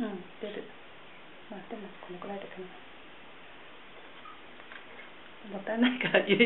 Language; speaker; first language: Japanese; non-native, fluent; Chinese